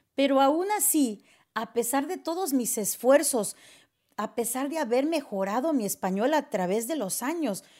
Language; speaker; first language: Spanish; early bilingual, heritage; Spanish